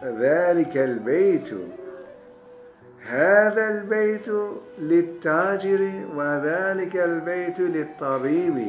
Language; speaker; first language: Arabic; non-native, fluent; Turkish